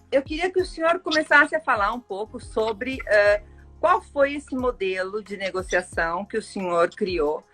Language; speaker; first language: Portuguese; native; Portuguese